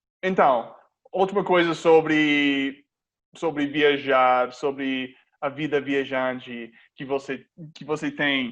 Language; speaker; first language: Portuguese; non-native, fluent; English